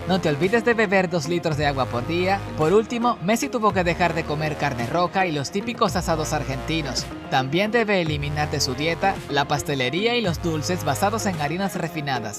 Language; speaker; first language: Spanish; native; Spanish